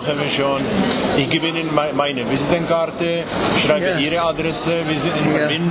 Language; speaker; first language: German; non-native, fluent; Czech